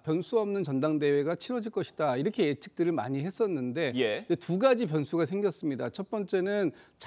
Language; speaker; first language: Korean; native; Korean